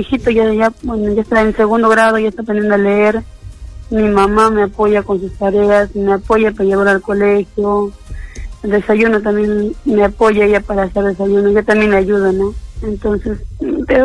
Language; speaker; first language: Spanish; native; Spanish